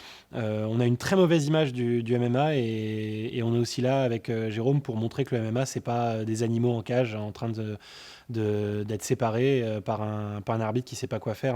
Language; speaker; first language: French; native; French